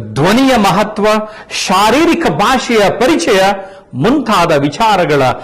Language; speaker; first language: Kannada; native; Kannada